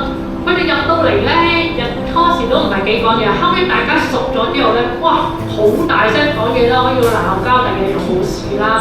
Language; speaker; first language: Cantonese; native; Cantonese